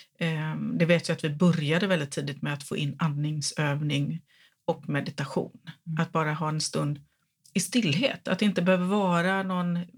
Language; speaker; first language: Swedish; native; Swedish